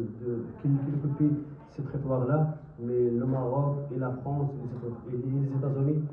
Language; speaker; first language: French; non-native, learner; Arabic